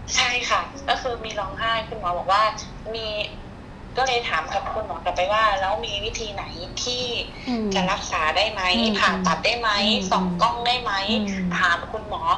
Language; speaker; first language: Thai; native; Thai